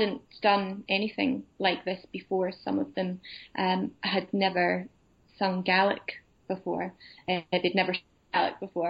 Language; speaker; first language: English; native; English